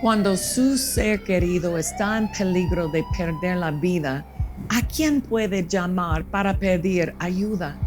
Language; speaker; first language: Spanish; non-native, fluent; English